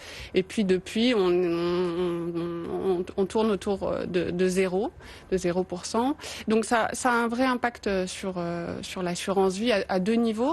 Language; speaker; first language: French; native; French